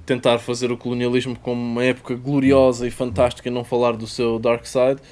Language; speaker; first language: Portuguese; native; Portuguese